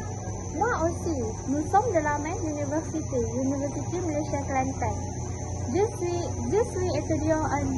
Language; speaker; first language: French; non-native, learner; Malay